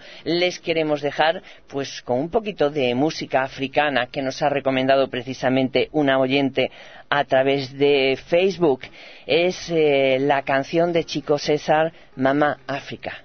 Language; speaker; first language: Spanish; native; Spanish